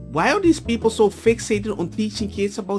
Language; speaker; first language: English; non-native, fluent; Spanish